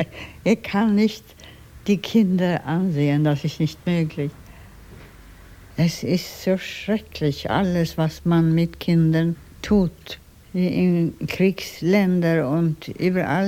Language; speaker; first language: German; non-native, fluent; Swedish